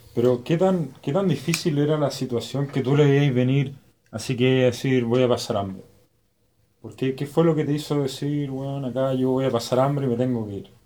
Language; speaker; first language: Spanish; native; Spanish